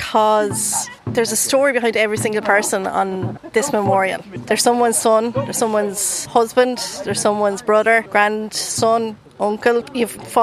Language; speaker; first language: English; native; English